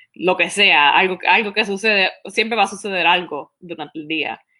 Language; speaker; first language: Spanish; early bilingual, heritage; Spanish